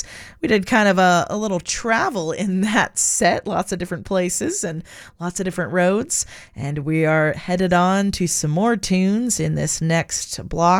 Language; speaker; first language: English; native; English